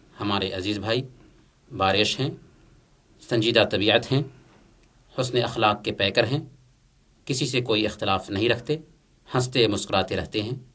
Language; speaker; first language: Urdu; native; Urdu